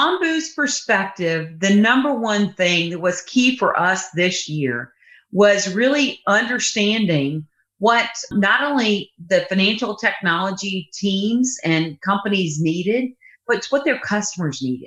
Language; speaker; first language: English; native; English